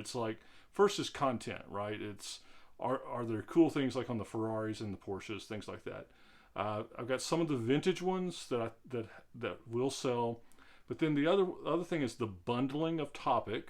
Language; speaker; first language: English; native; English